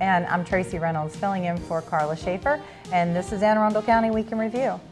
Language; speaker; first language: English; native; English